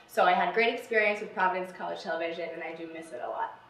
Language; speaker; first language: English; native; English